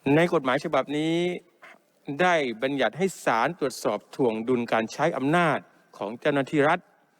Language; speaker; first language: Thai; non-native, local second language; Pattani Malay